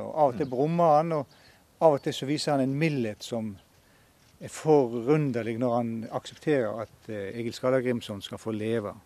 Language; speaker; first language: Norwegian; native; Norwegian